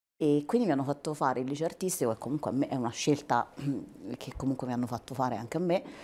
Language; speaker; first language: Italian; native; Italian